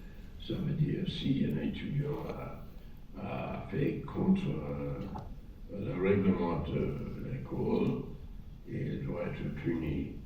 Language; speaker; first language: French; non-native, fluent; English